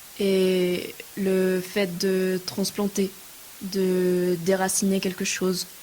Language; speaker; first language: French; non-native, fluent; Spanish